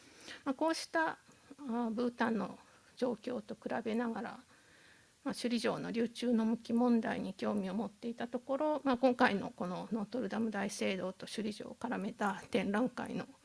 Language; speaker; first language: Japanese; native; Japanese